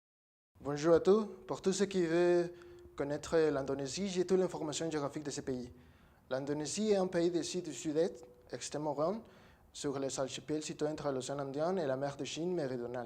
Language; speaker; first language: French; non-native, learner; Spanish